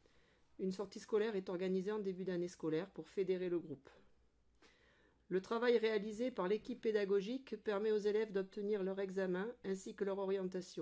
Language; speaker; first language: French; native; French